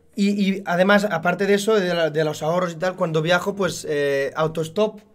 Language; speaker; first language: Spanish; native; Spanish